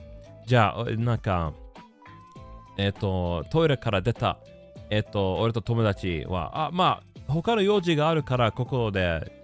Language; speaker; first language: Japanese; non-native, learner; Swedish